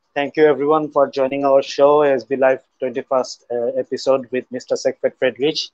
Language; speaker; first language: English; non-native, local second language; Bangla